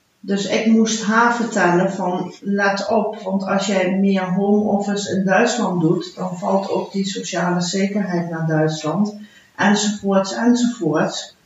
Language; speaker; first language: Dutch; early bilingual, heritage; Dutch